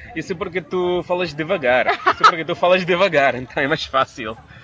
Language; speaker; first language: Portuguese; non-native, fluent; Catalan